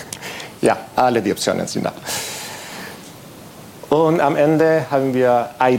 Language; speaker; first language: German; non-native, fluent; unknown